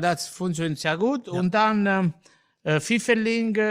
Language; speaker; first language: German; non-native, learner; Italian